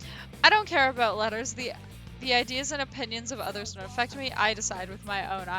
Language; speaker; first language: English; native; English